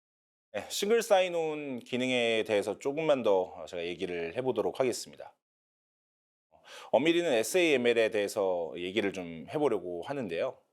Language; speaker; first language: Korean; native; Korean